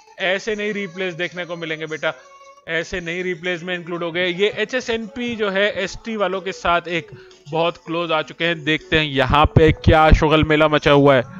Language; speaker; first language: Urdu; native; Urdu